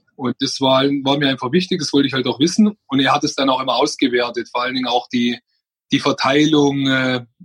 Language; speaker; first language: German; native; German